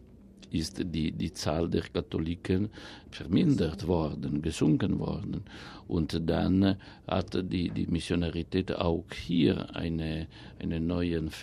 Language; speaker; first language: German; non-native, fluent; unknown